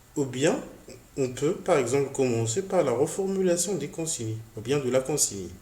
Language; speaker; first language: French; non-native, local second language; Arabic